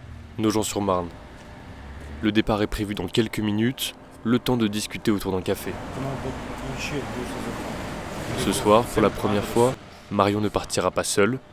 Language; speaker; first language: French; native; French